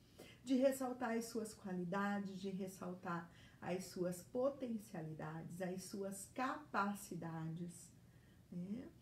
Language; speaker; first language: Portuguese; native; Portuguese